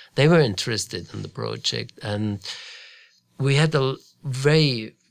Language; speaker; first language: English; non-native, fluent; German